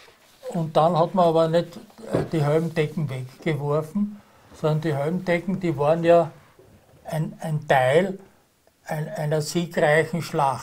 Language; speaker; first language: German; native; German